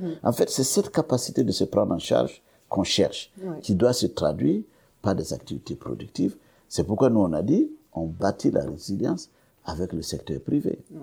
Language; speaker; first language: French; non-native, local second language; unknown